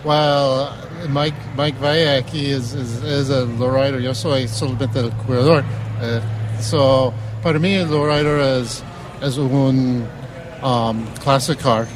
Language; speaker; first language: Spanish; early bilingual, heritage; English